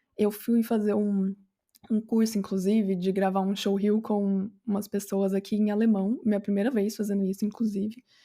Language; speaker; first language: Portuguese; native; Portuguese